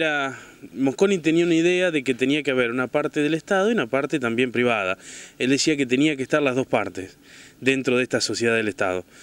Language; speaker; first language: Spanish; native; Spanish